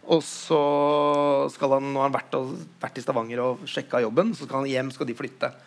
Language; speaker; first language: Norwegian; native; Norwegian